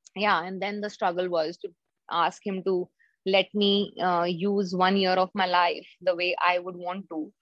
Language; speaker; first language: English; non-native, local second language; Hindi